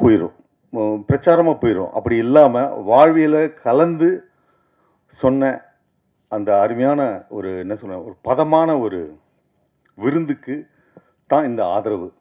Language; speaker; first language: Tamil; native; Tamil